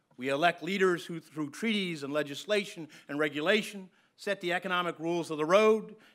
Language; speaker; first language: English; native; English